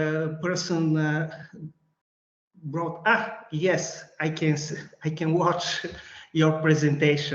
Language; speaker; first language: English; non-native, learner; Bulgarian